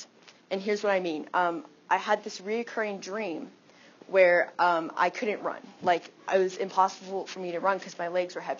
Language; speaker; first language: English; native; English